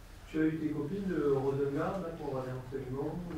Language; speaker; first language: French; native; French